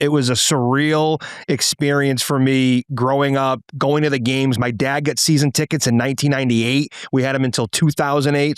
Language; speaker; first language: English; native; English